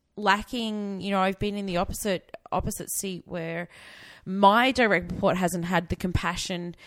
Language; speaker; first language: English; native; English